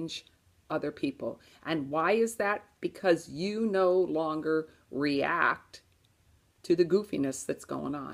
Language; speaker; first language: English; native; English